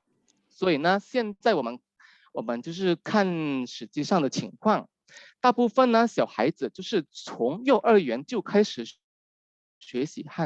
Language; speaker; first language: Chinese; non-native, fluent; Indonesian